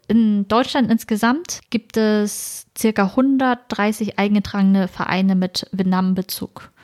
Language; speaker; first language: German; native; German